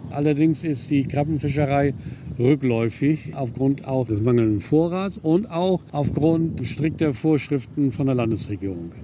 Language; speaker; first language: German; native; German